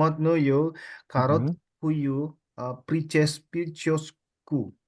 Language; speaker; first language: Russian; non-native, learner; Indonesian